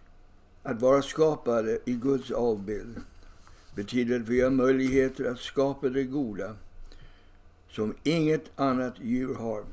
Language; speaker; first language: Swedish; non-native, fluent; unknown